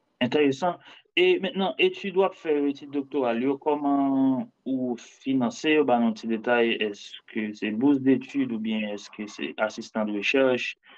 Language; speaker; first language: French; non-native, local second language; Haitian Creole